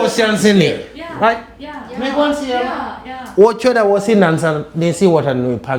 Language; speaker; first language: Chinese; non-native, learner; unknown